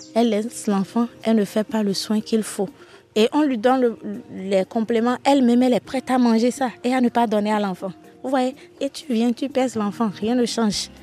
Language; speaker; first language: French; non-native, local second language; Fon